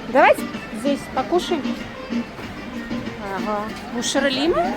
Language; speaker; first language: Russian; non-native, local second language; Uzbek